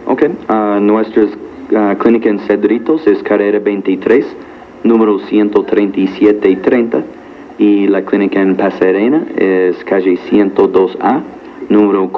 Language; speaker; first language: Spanish; non-native, learner; English